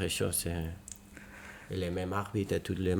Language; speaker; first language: French; non-native, learner; Spanish